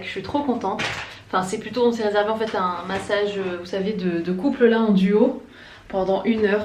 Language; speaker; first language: French; native; French